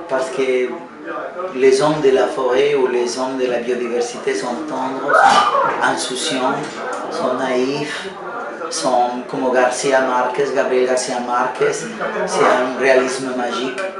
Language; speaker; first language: French; non-native, fluent; Spanish